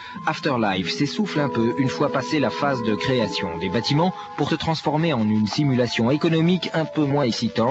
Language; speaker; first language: French; native; French